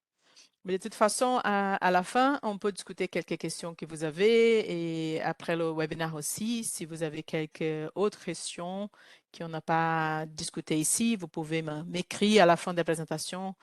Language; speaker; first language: French; non-native, learner; Portuguese